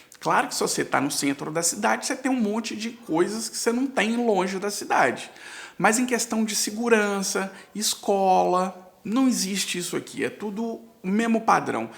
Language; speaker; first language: Portuguese; native; Portuguese